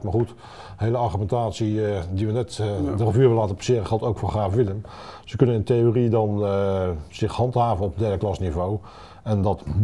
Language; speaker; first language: Dutch; native; Dutch